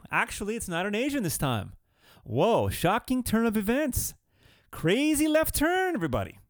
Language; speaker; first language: English; early bilingual, other home language; Spanish